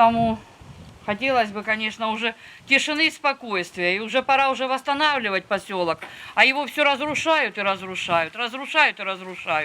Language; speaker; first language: Russian; native; Russian